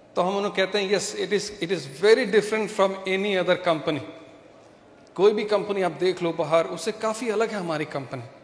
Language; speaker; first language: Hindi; non-native, local second language; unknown